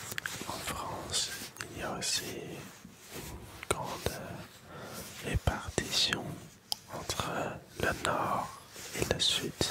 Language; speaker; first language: French; non-native, local second language; Dutch